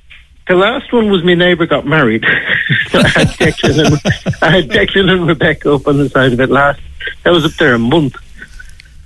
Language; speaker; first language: English; native; English